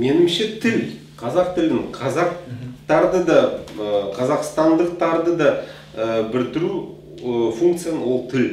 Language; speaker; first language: Kazakh; non-native, local second language; Russian